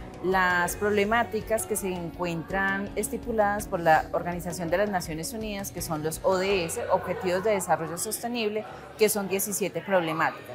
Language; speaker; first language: Spanish; native; Spanish